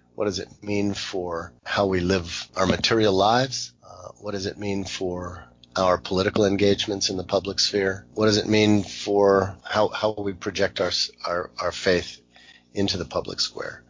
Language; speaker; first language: English; native; English